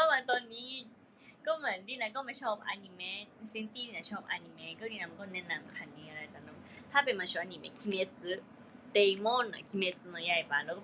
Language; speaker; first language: Thai; non-native, fluent; Japanese